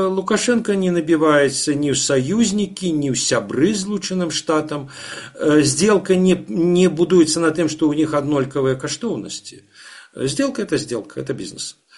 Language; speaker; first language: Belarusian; non-native, local second language; Russian